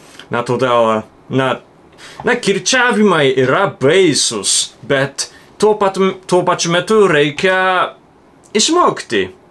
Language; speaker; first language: Lithuanian; non-native, fluent; Japanese